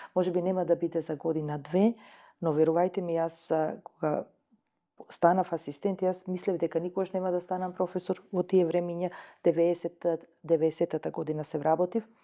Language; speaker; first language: Macedonian; native; Macedonian